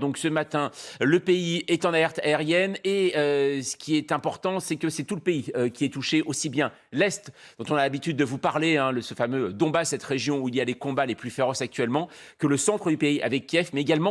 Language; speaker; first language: French; native; French